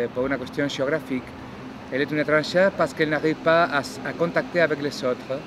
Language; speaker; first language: French; non-native, fluent; Spanish